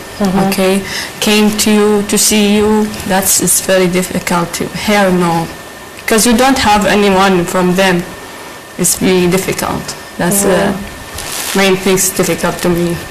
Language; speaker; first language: English; non-native, learner; Arabic